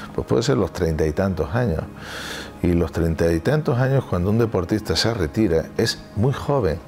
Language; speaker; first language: Spanish; native; Spanish